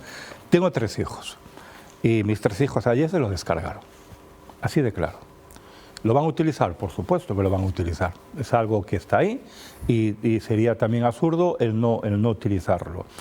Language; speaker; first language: Spanish; native; Spanish